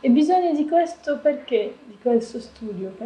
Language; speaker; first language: Italian; non-native, learner; French